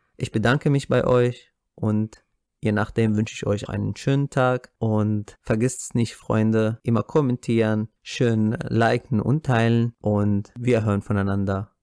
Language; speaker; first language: German; non-native, fluent; Arabic